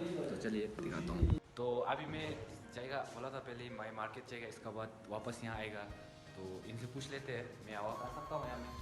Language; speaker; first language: Hindi; non-native, local second language; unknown